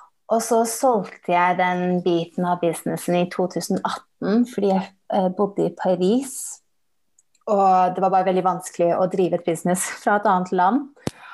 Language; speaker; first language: Norwegian; early bilingual, heritage; Norwegian